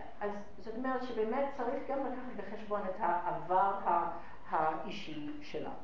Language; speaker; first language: Hebrew; non-native, fluent; English